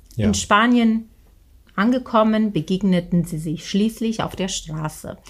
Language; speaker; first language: German; non-native, fluent; Italian